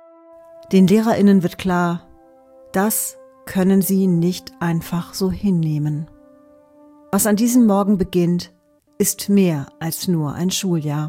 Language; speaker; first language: German; native; German